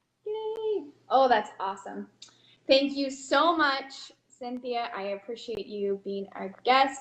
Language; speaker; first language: English; native; English